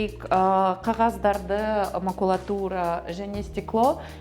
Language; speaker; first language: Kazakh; early bilingual, heritage; Kazakh